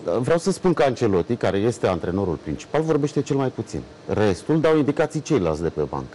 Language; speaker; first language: Romanian; native; Romanian